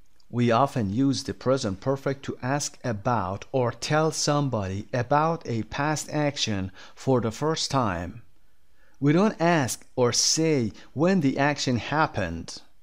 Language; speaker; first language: English; non-native, fluent; Persian